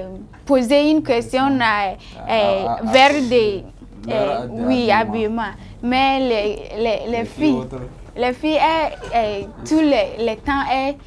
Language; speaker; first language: French; non-native, learner; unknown